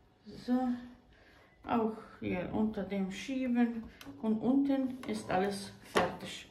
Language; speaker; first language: German; non-native, fluent; Croatian